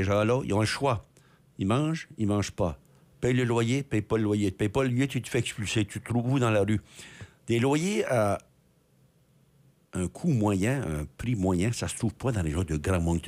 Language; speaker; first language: French; native; French